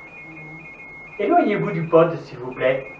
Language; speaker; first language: French; native; French